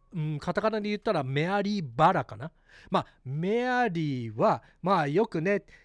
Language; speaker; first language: Japanese; early bilingual, heritage; Japanese